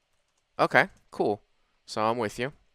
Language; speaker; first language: English; native; English